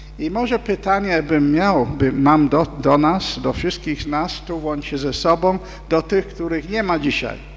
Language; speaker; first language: Polish; non-native, fluent; English